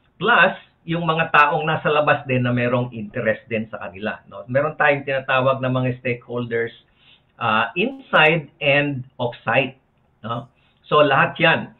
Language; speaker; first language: Filipino; native; Filipino